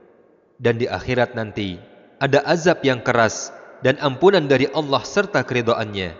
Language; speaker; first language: Indonesian; native; Indonesian